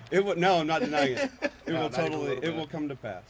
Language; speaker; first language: English; native; English